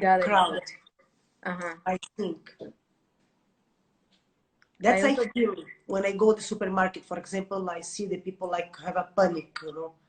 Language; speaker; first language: English; non-native, learner; Portuguese